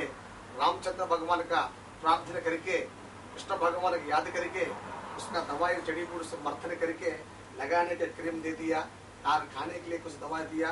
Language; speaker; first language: Hindi; non-native, local second language; Telugu